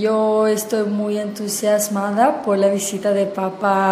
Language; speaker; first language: Spanish; non-native, fluent; Albanian